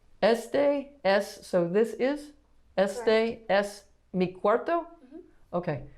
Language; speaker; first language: Spanish; non-native, learner; English